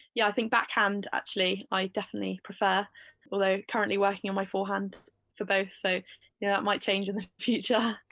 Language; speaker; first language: English; native; English